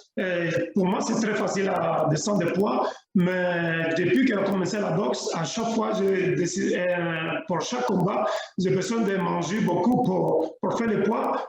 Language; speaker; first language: French; non-native, learner; Spanish